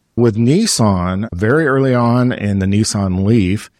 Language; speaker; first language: English; native; English